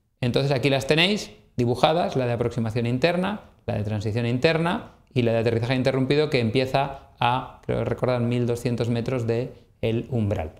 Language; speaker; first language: Spanish; native; Spanish